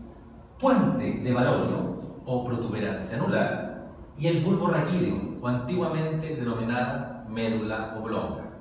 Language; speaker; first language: Spanish; native; Spanish